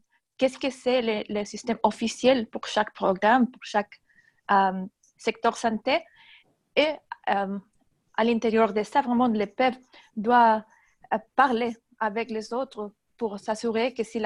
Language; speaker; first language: French; non-native, fluent; Spanish